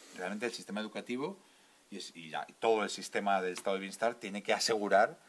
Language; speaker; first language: Spanish; native; Spanish